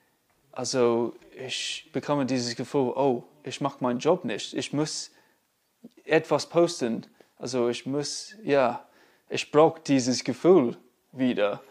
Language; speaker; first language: German; non-native, learner; English